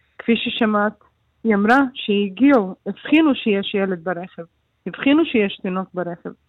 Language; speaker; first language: Hebrew; non-native, local second language; Arabic